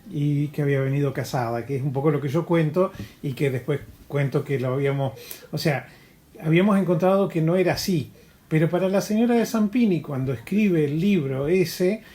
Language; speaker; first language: Spanish; native; Spanish